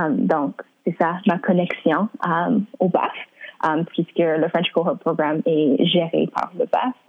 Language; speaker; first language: French; non-native, local second language; English